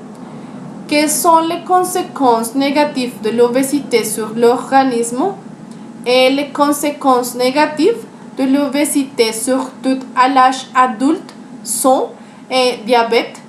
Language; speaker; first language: French; non-native, learner; Spanish